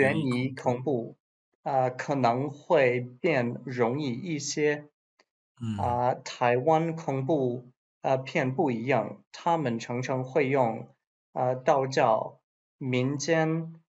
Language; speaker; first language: Chinese; non-native, learner; English